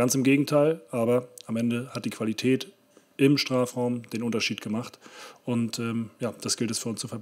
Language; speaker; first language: German; native; German